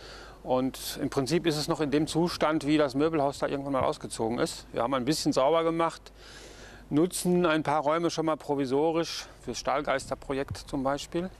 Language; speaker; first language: German; native; German